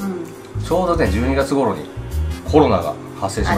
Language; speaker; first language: Japanese; native; Japanese